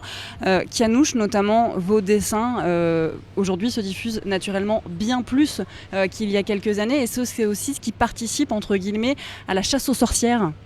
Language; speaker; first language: French; native; French